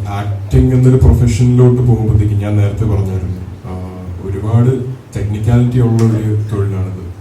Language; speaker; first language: Malayalam; native; Malayalam